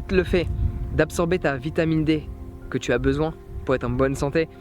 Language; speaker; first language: French; native; French